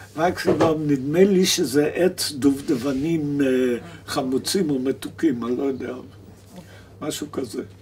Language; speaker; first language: Hebrew; early bilingual, other home language; German